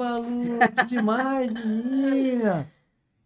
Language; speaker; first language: Portuguese; native; Portuguese